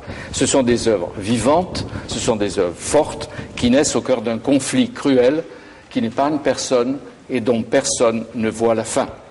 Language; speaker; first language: French; native; French